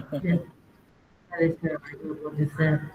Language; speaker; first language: English; non-native, learner; Khmer